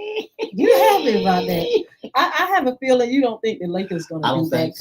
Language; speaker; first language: English; native; English